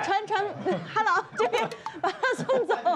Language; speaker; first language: Chinese; native; Chinese